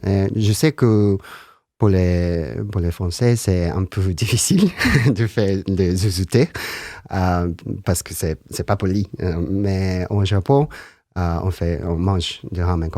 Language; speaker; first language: French; non-native, learner; Japanese